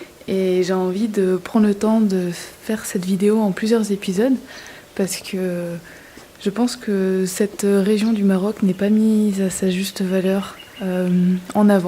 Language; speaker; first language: French; native; French